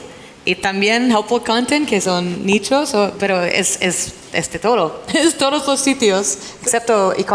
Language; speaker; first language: Spanish; non-native, fluent; English